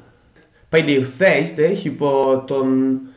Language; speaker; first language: Greek; non-native, learner; Italian